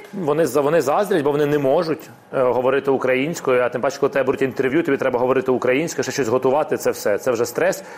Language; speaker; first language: Ukrainian; non-native, local second language; Russian